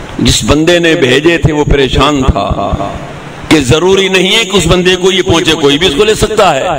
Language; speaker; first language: Urdu; non-native, local second language; Sindhi